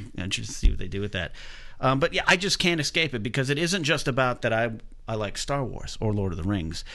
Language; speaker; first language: English; native; English